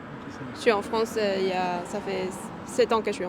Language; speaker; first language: French; non-native, fluent; Spanish